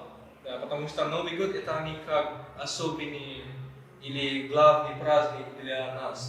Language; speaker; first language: Russian; non-native, learner; Malay